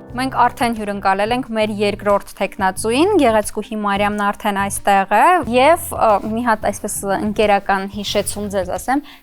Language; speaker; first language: Armenian; native; Armenian